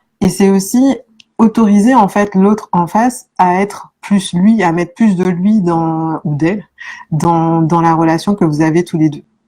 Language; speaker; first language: French; native; French